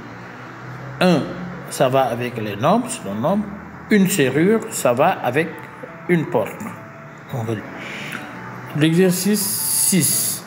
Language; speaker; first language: French; native; French